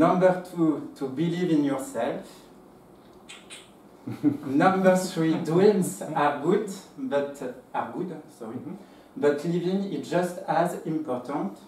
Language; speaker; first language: English; non-native, fluent; French